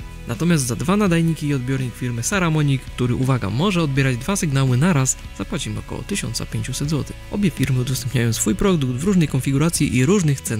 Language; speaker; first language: Polish; native; Polish